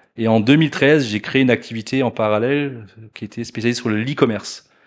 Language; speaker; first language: French; native; French